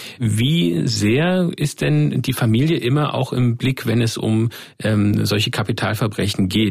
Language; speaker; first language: German; native; German